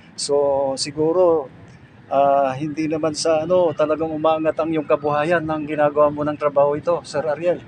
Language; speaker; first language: Filipino; non-native, local second language; Pangasinan